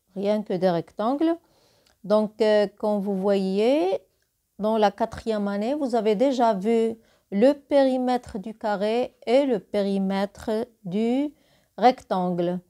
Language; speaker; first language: French; non-native, local second language; Arabic